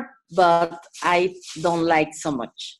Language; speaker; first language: English; non-native, learner; Spanish